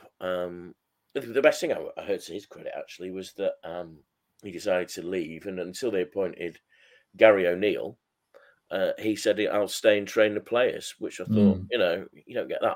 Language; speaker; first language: English; native; English